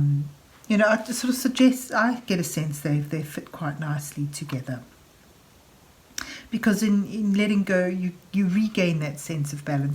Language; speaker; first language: English; native; English